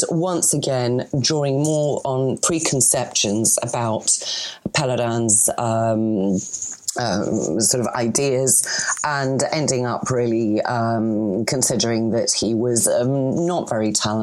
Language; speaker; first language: English; non-native, fluent; Greek